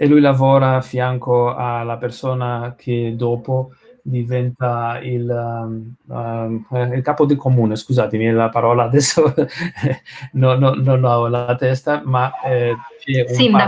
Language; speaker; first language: Italian; non-native, learner; Spanish